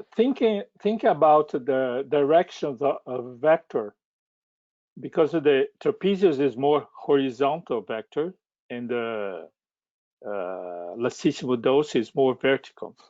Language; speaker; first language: English; non-native, learner; Portuguese